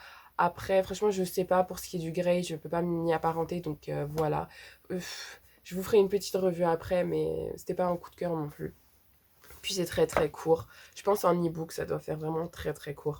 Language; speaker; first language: French; native; French